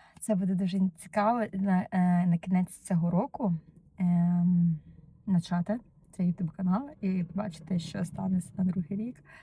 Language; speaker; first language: Ukrainian; non-native, fluent; Russian